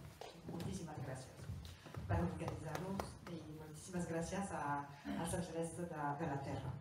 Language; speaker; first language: Catalan; non-native, local second language; French